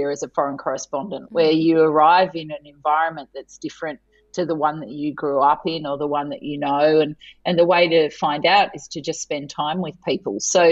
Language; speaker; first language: English; native; English